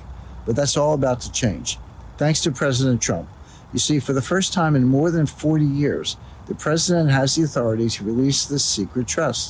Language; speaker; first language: English; native; English